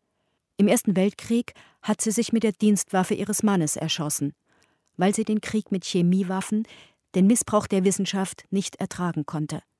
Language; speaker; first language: German; native; German